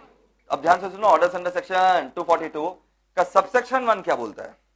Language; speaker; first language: Hindi; non-native, local second language; Bangla